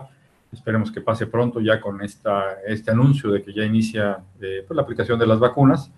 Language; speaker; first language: Spanish; native; Spanish